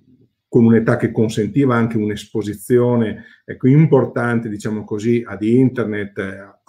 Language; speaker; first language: Italian; native; Italian